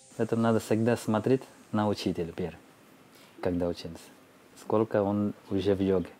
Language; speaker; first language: Russian; non-native, fluent; Telugu